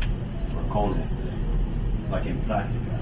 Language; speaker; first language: Spanish; non-native, learner; English